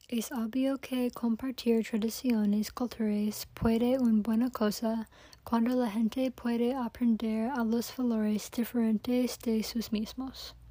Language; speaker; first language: Spanish; non-native, learner; English